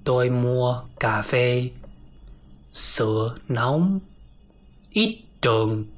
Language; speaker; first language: Vietnamese; non-native, learner; English